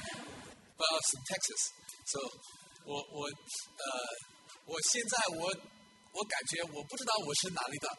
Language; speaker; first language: Chinese; non-native, fluent; English